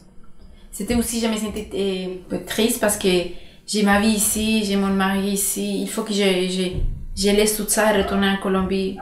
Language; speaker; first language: French; non-native, learner; Spanish